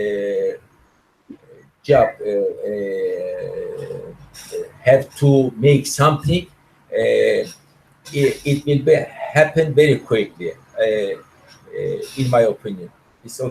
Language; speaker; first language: English; non-native, learner; Turkish